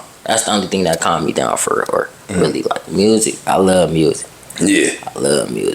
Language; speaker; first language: English; native; English